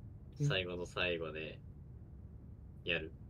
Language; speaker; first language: Japanese; native; Japanese